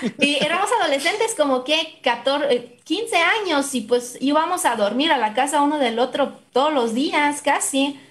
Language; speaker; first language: Spanish; non-native, fluent; French